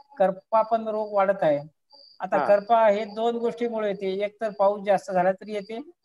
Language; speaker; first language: Marathi; native; Marathi